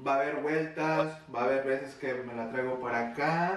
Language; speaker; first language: Spanish; early bilingual, heritage; Spanish